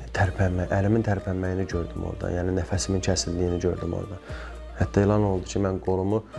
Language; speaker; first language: Azerbaijani; native; Azerbaijani